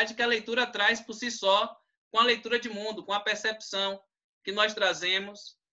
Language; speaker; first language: Portuguese; native; Portuguese